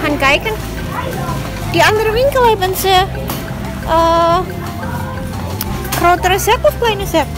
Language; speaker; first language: Dutch; non-native, local second language; Indonesian